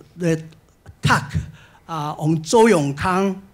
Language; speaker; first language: English; non-native, fluent; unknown